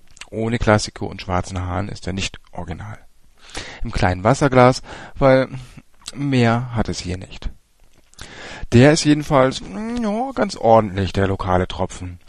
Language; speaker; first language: German; native; German